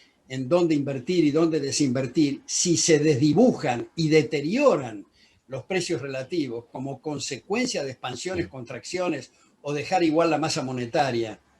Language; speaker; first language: Spanish; native; Spanish